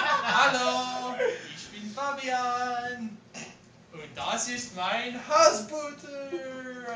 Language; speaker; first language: German; non-native, learner; English